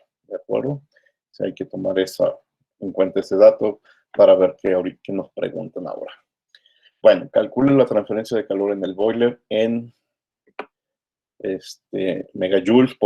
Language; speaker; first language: Spanish; native; Spanish